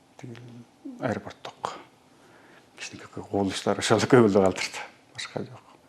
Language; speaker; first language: Kyrgyz; early bilingual, heritage; Kyrgyz